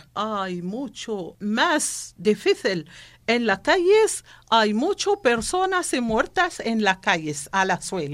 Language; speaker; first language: Spanish; non-native, learner; Arabic